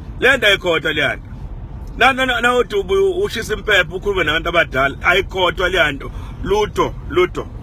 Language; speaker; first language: Zulu; native; Zulu